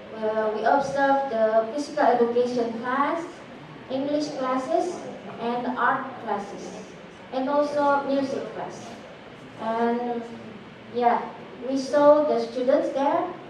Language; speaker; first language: English; non-native, fluent; Indonesian